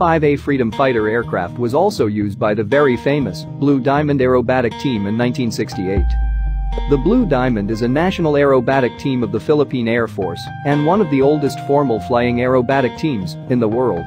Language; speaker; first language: English; non-native, local second language; Filipino